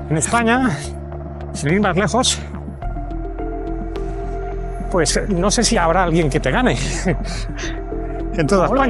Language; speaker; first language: Spanish; native; Spanish